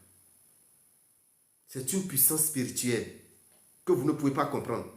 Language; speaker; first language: French; non-native, local second language; Fon